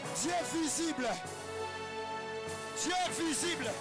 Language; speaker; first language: French; non-native, local second language; Lingala